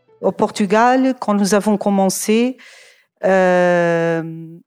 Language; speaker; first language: French; non-native, fluent; Portuguese